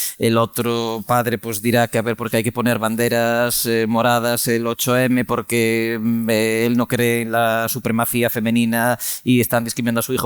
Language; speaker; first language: Spanish; native; Spanish